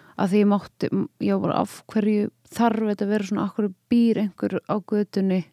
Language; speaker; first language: Icelandic; early bilingual, other home language; French